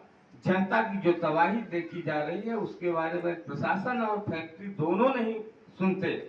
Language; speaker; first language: Hindi; native; Hindi